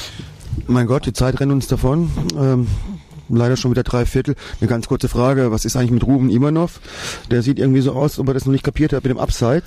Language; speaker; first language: German; native; German